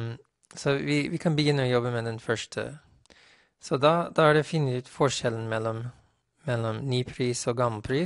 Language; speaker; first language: Norwegian; non-native, fluent; English